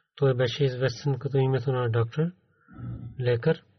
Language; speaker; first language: Bulgarian; non-native, learner; Urdu